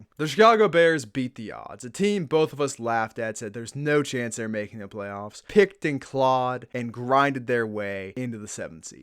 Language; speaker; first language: English; native; English